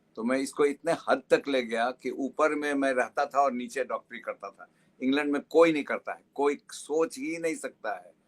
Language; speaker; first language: Hindi; native; Hindi